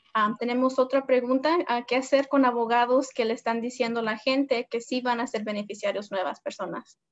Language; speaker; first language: Spanish; early bilingual, heritage; Spanish